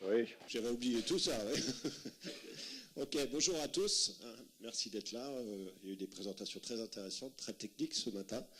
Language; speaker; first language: French; native; French